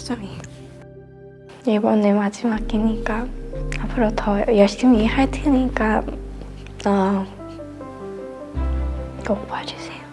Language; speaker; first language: Korean; non-native, fluent; Thai